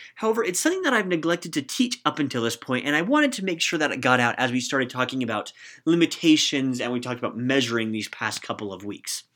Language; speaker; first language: English; native; English